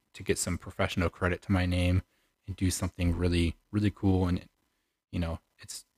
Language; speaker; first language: English; native; English